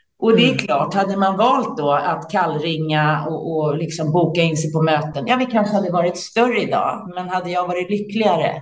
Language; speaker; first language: Swedish; native; Swedish